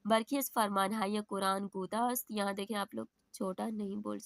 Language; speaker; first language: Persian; non-native, fluent; Urdu